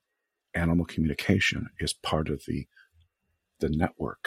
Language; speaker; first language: English; native; English